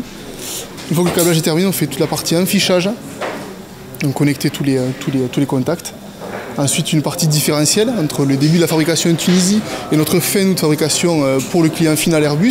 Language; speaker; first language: French; native; French